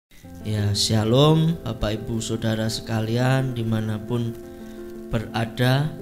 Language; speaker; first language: Indonesian; native; Indonesian